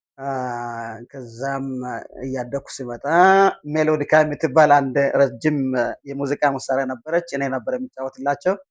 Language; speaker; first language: Amharic; non-native, local second language; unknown